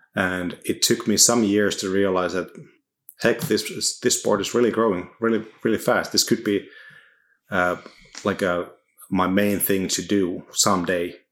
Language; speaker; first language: English; non-native, fluent; Finnish